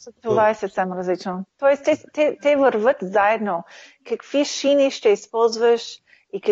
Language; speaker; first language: Bulgarian; early bilingual, heritage; Bulgarian